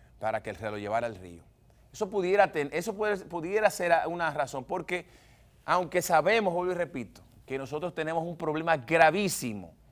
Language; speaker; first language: Spanish; native; Spanish